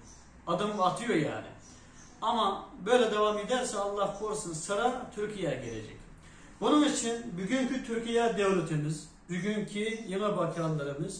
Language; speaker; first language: Turkish; non-native, fluent; Uyghur